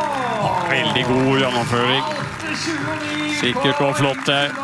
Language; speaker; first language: Norwegian; native; Norwegian